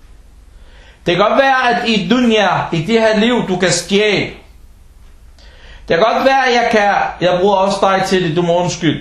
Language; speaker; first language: Danish; early bilingual, other home language; Arabic